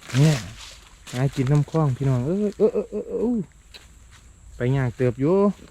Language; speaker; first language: Thai; native; Thai